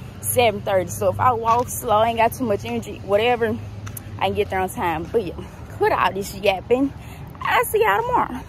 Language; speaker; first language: English; native; English